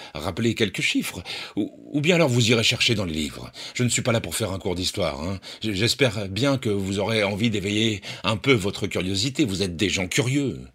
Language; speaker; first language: French; native; French